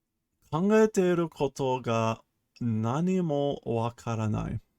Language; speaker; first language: Japanese; non-native, learner; English